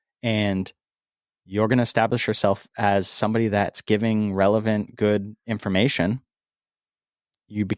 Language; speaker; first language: English; native; English